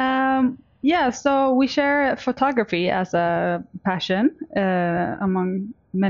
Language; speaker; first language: English; non-native, fluent; Swedish